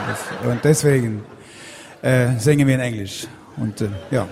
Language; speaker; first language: German; non-native, fluent; Swedish